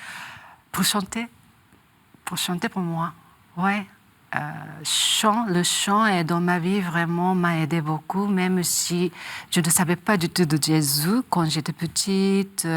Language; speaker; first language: French; non-native, learner; Japanese